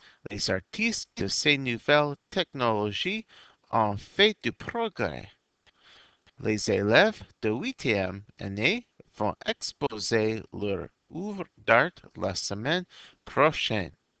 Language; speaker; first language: French; non-native, fluent; English